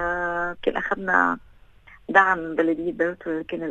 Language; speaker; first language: Arabic; native; Arabic